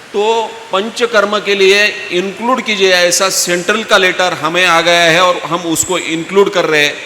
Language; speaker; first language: Hindi; non-native, local second language; Marathi